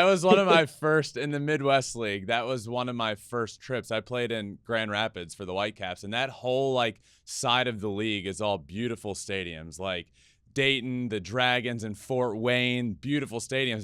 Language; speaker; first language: English; native; English